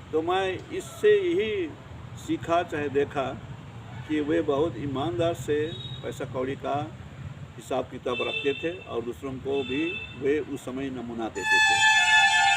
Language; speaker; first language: Hindi; non-native, local second language; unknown